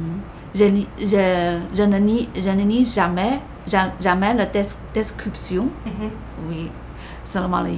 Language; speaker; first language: French; non-native, learner; Chinese